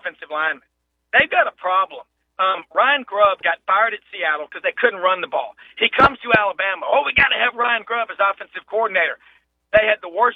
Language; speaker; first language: English; native; English